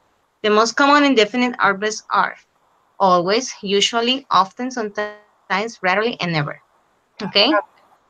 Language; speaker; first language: English; non-native, fluent; Spanish